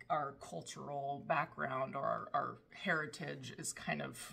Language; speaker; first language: English; native; English